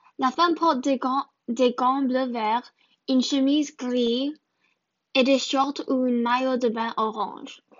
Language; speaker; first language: French; non-native, learner; English